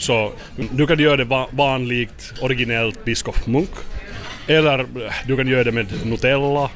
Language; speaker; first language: Swedish; non-native, local second language; Finnish